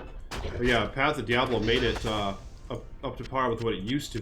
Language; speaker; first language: English; native; English